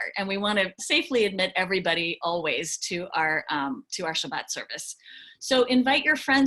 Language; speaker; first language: English; native; English